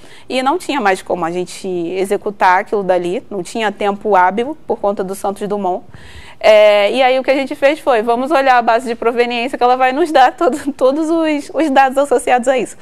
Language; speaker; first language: Portuguese; native; Portuguese